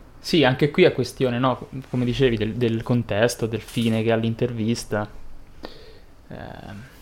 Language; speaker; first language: Italian; native; Italian